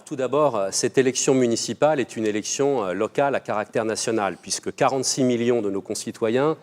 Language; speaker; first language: French; native; French